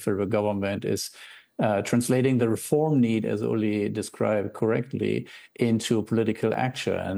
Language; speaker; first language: English; non-native, fluent; German